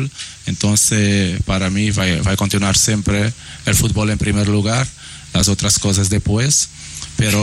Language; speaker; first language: Spanish; non-native, learner; Portuguese